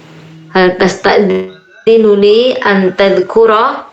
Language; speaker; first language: Arabic; non-native, fluent; Indonesian